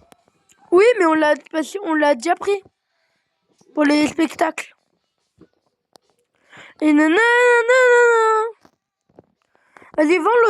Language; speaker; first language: French; native; French